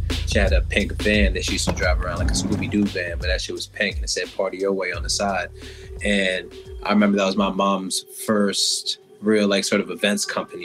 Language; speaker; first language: English; native; English